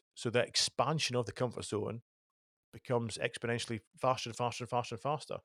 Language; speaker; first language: English; native; English